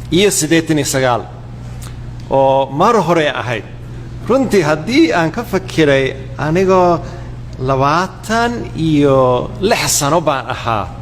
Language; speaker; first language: Somali; non-native, fluent; English